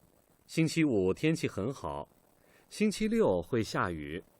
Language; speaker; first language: Chinese; non-native, learner; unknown